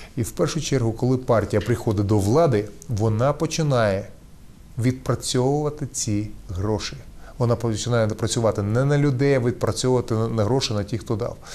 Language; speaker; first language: Ukrainian; non-native, local second language; Russian